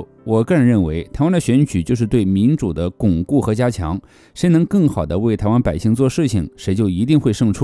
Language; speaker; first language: Chinese; native; Chinese